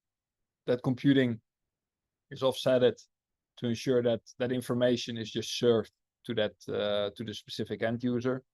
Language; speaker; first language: English; non-native, fluent; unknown